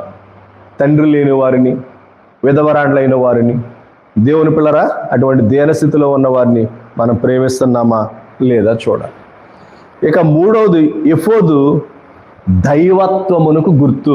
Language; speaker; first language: Telugu; native; Telugu